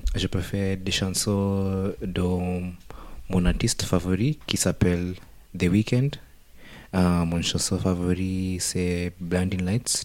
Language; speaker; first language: French; non-native, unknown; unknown